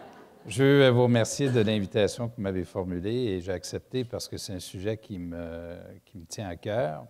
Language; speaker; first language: French; native; French